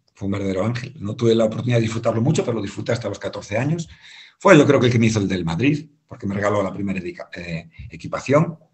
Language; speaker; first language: Spanish; native; Spanish